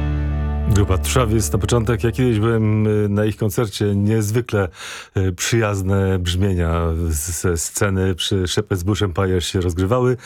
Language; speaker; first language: Polish; native; Polish